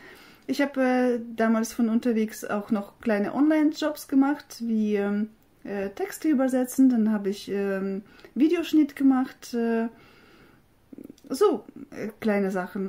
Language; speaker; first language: German; non-native, fluent; Russian